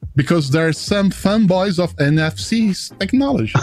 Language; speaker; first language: English; non-native, fluent; Portuguese